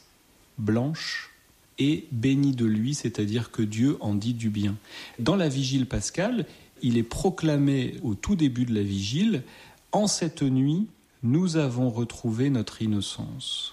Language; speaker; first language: French; native; French